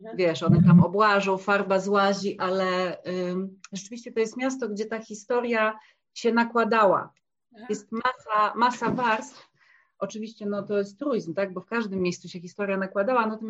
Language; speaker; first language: Polish; native; Polish